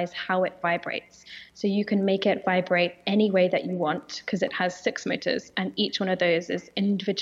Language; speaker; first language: English; native; English